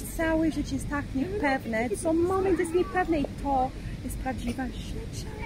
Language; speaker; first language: Polish; non-native, fluent; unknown